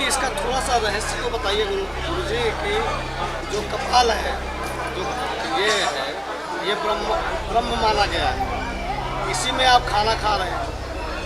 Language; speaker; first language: Hindi; native; Hindi